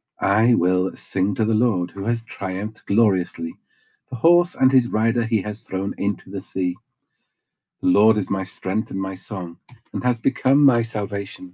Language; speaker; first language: English; native; English